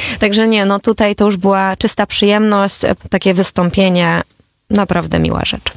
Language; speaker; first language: Polish; native; Polish